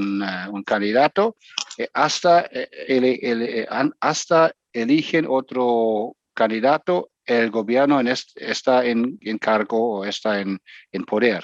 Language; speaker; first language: Spanish; non-native, fluent; German